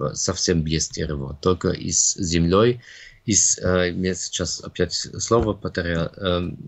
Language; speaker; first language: Russian; non-native, fluent; German